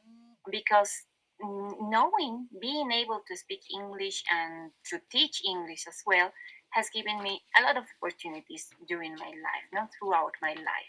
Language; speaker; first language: English; non-native, fluent; Spanish